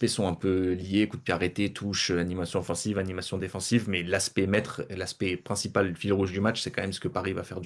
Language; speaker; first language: French; native; French